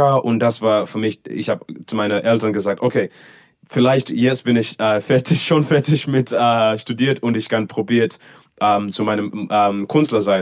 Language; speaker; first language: German; non-native, learner; English